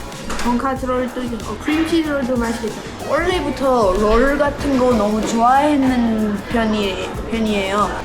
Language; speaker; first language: Korean; non-native, learner; English